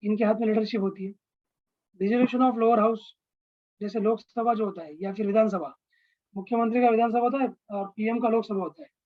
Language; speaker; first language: Hindi; non-native, local second language; Marathi